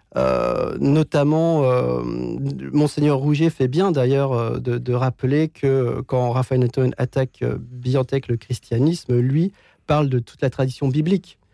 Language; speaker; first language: French; native; French